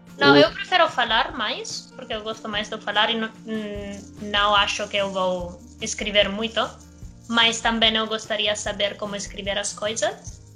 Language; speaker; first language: Portuguese; non-native, learner; Spanish